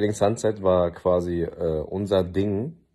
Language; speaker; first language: German; native; German